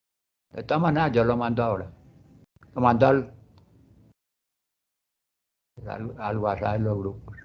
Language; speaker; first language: Spanish; native; Spanish